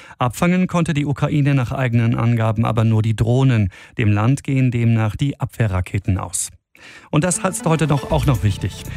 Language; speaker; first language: German; native; German